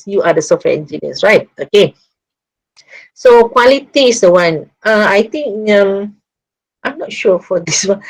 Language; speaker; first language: English; non-native, local second language; Malay